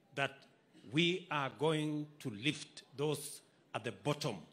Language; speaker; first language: English; non-native, local second language; Swahili